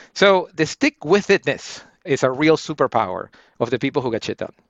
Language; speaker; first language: English; non-native, fluent; Spanish